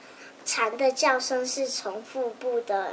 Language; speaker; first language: Chinese; native; Chinese